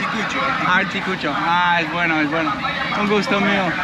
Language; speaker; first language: Spanish; non-native, learner; English